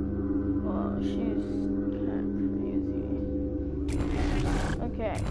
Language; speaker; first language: English; native; English